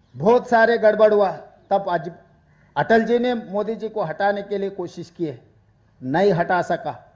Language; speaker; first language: Hindi; non-native, local second language; Telugu